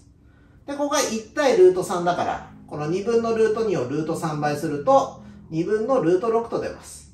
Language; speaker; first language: Japanese; native; Japanese